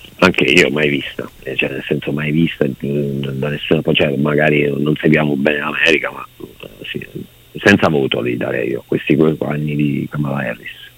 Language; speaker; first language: Italian; native; Italian